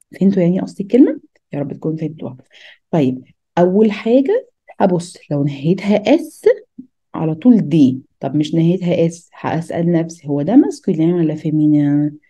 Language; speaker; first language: Arabic; native; Arabic